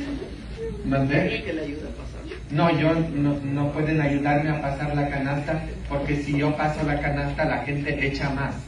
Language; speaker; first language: Spanish; non-native, fluent; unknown